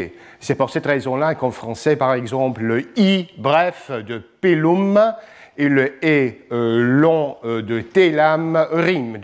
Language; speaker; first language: French; non-native, fluent; English